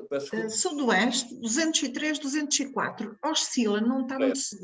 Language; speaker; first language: Portuguese; native; Portuguese